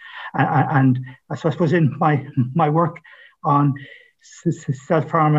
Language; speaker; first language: English; native; English